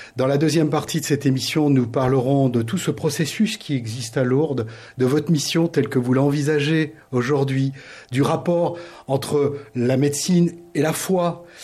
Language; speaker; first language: French; native; French